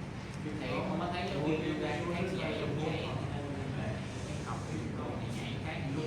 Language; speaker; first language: Vietnamese; native; Vietnamese